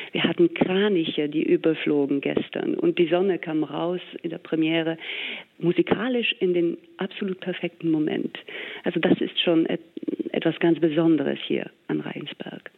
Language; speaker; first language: German; non-native, fluent; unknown